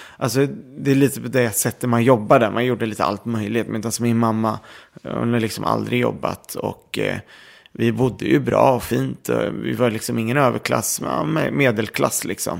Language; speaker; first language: Swedish; early bilingual, other home language; Arabic